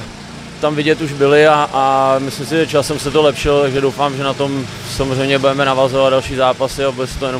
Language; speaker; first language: Czech; native; Czech